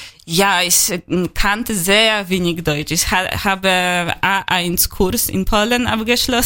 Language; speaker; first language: German; non-native, learner; Polish